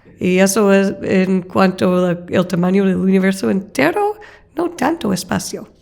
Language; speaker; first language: Spanish; non-native, fluent; English